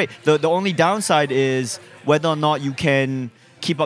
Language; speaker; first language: English; non-native, local second language; Chinese